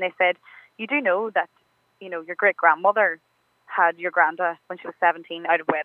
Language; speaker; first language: English; native; English